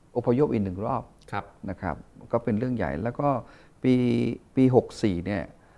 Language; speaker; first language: Thai; non-native, local second language; Karen languages